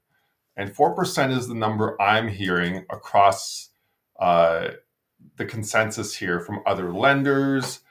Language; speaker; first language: English; native; English